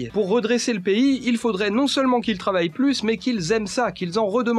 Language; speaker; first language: French; native; French